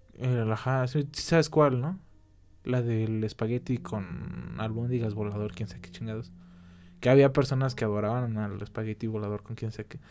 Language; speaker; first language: Spanish; native; Spanish